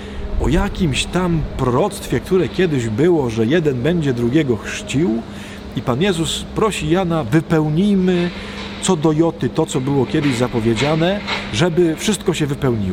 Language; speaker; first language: Polish; native; Polish